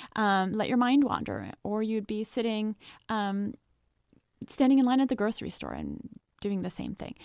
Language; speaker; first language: English; non-native, fluent; French